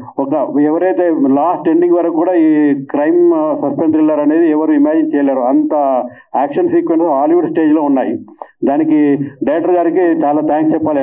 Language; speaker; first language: Telugu; native; Telugu